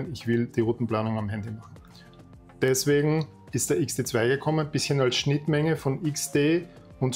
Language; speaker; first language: German; native; German